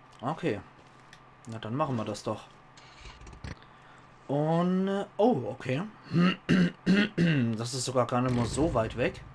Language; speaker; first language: German; native; German